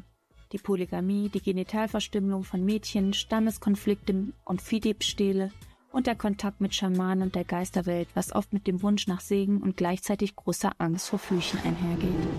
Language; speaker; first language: German; native; German